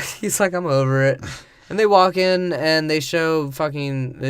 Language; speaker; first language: English; native; English